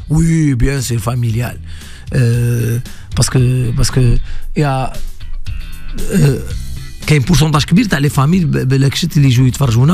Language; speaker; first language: French; non-native, local second language; Arabic